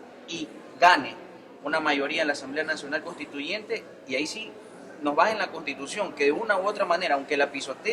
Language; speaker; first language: Spanish; native; Spanish